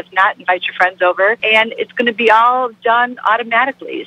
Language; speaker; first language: English; native; English